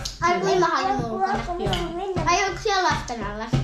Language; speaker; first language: Finnish; early bilingual, other home language; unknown